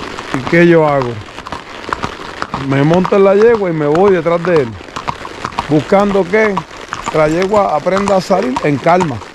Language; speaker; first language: Spanish; native; Spanish